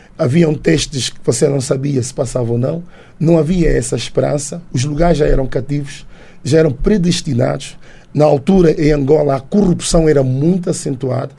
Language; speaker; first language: Portuguese; native; Portuguese